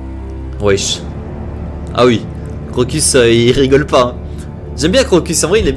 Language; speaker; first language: French; native; French